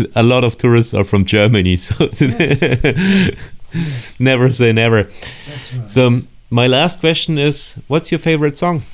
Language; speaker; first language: English; non-native, fluent; German